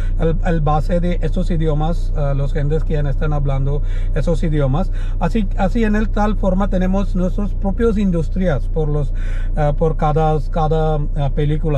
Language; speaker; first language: Spanish; non-native, learner; Malayalam